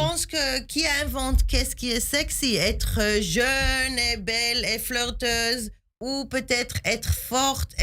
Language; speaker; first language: French; non-native, fluent; Hebrew